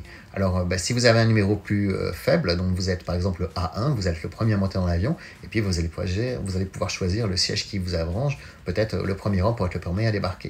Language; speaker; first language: French; native; French